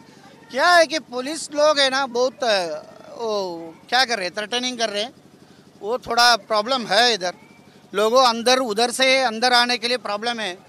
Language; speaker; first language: Hindi; non-native, local second language; Tamil